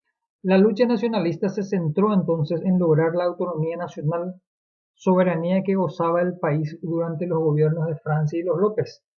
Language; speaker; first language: Spanish; native; Spanish